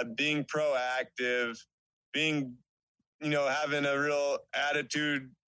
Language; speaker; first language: English; native; English